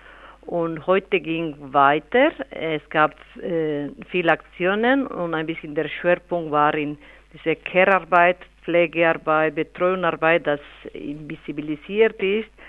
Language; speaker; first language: German; non-native, fluent; Spanish